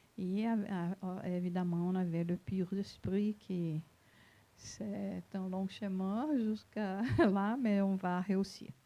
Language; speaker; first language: French; non-native, fluent; Portuguese